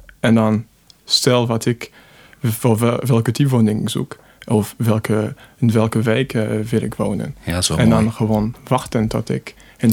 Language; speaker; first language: Dutch; non-native, fluent; French